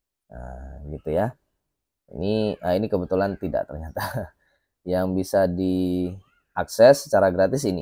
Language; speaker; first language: Indonesian; native; Indonesian